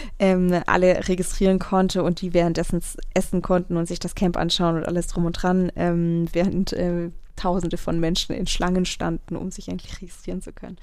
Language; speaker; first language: German; native; German